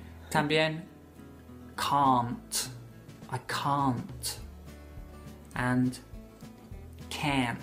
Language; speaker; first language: Spanish; non-native, fluent; English